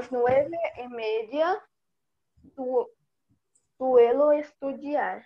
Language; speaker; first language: Spanish; non-native, learner; Portuguese